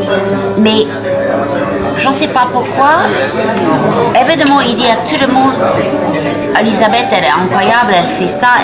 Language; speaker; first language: French; non-native, fluent; English